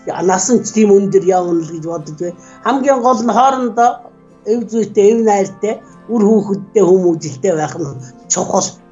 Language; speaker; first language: Mongolian; native; Mongolian